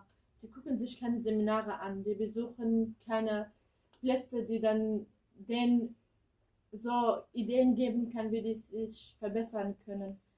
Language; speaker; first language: German; early bilingual, other home language; Kurdish